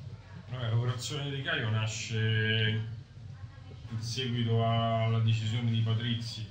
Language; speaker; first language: Italian; native; Italian